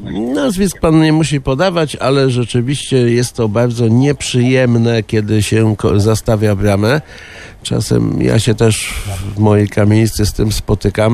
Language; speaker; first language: Polish; native; Polish